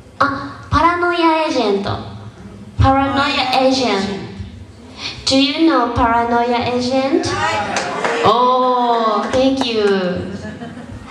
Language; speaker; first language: English; non-native, learner; Japanese